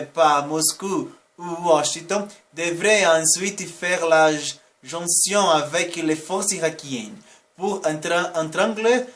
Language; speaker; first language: French; non-native, learner; Portuguese